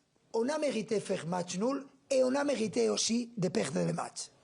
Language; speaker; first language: French; non-native, fluent; Spanish